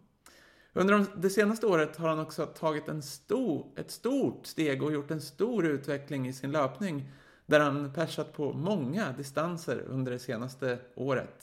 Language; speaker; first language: Swedish; native; Swedish